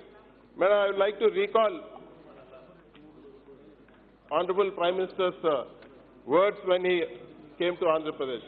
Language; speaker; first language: English; non-native, local second language; Telugu